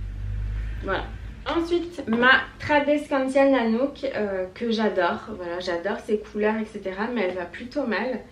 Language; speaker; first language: French; native; French